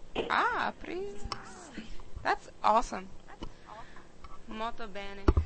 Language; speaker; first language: English; native; English